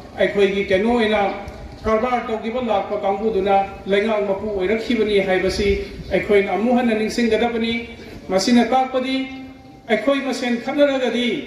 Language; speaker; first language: Manipuri; native; Manipuri